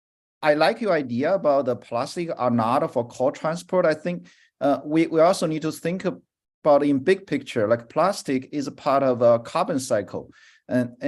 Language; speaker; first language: English; non-native, fluent; Chinese